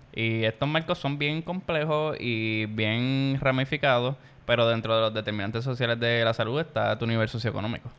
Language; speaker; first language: Spanish; native; Spanish